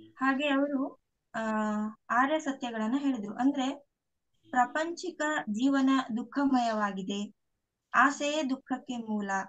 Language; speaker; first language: Kannada; non-native, local second language; Lambadi